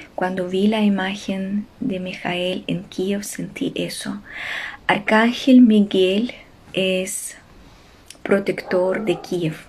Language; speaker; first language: Spanish; non-native, fluent; Ukrainian